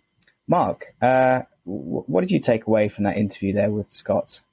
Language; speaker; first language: English; native; English